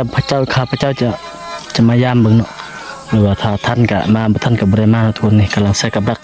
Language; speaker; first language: Thai; non-native, local second language; Lao